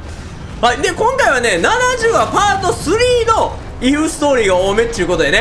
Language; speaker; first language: Japanese; native; Japanese